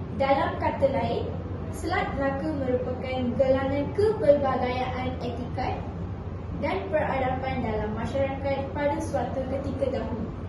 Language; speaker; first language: Malay; native; Malay